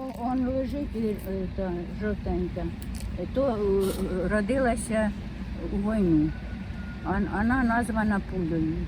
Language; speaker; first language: Ukrainian; native; Ukrainian